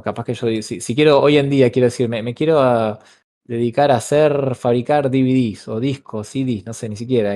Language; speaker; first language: Spanish; native; Spanish